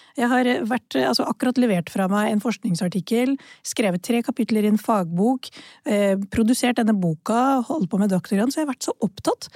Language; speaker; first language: Norwegian; early bilingual, other home language; Urdu